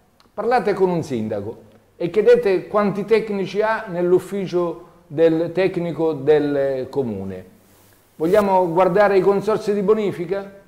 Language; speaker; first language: Italian; native; Italian